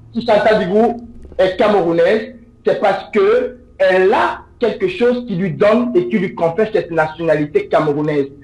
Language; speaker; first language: French; native; French